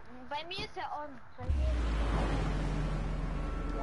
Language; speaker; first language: German; native; German